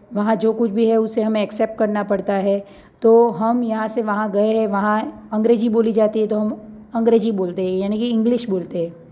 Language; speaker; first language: Hindi; non-native, local second language; Gujarati